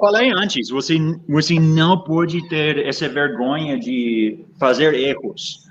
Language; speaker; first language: Portuguese; non-native, fluent; English